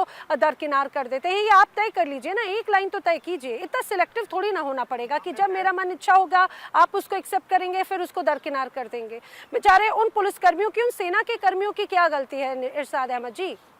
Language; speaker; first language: Hindi; native; Hindi